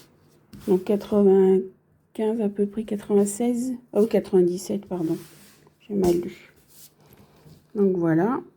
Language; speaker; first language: French; native; French